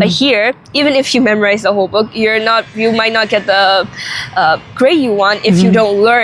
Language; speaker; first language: English; non-native, fluent; Burmese